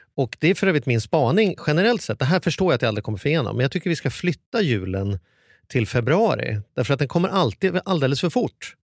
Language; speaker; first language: Swedish; native; Swedish